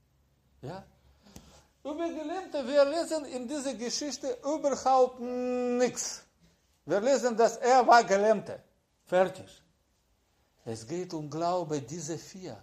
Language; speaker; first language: German; non-native, learner; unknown